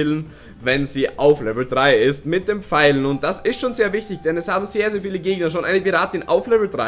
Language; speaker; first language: German; native; German